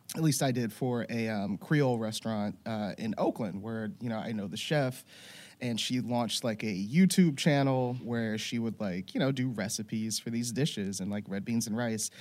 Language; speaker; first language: English; native; English